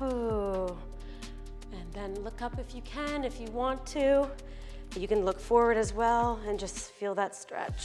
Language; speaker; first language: English; native; English